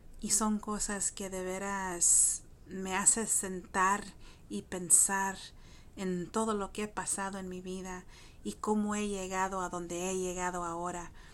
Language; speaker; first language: Spanish; early bilingual, heritage; Spanish